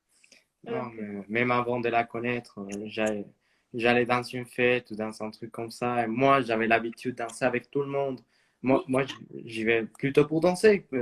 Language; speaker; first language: French; non-native, fluent; Spanish